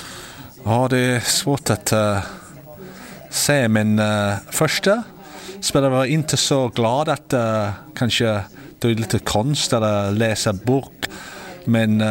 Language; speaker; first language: Swedish; non-native, learner; English